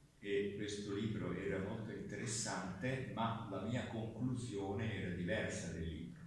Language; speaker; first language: Italian; non-native, local second language; German